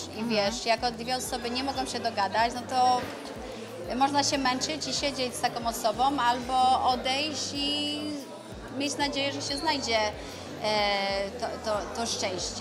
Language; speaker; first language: Polish; early bilingual, other home language; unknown